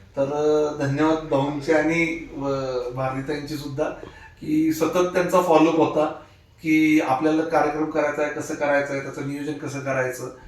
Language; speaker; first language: Marathi; native; Marathi